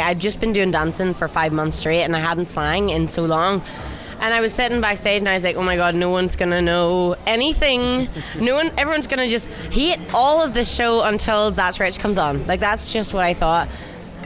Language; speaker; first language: English; native; English